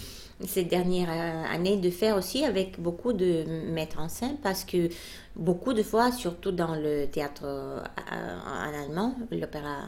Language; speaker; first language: French; non-native, fluent; Bulgarian